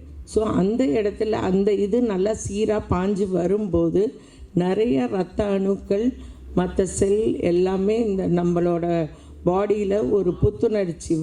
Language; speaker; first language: Tamil; native; Tamil